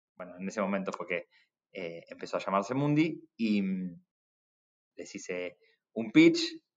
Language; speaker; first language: Spanish; native; Spanish